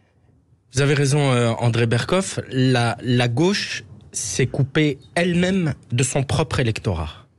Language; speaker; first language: French; native; French